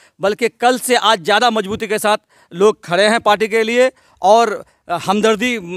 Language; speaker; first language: Hindi; native; Hindi